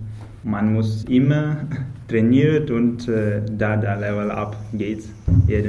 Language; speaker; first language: German; non-native, learner; Russian